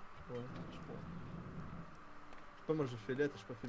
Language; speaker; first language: French; native; French